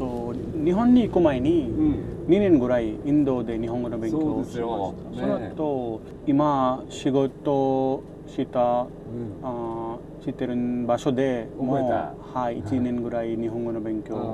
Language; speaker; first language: Japanese; non-native, learner; Hindi